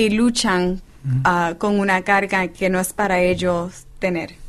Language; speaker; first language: Spanish; non-native, fluent; English